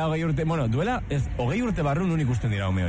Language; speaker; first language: Basque; native; Basque